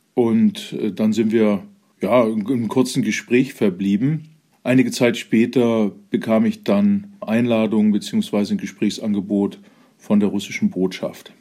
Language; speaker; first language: German; native; German